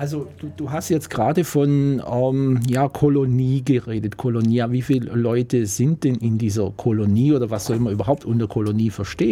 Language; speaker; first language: German; native; German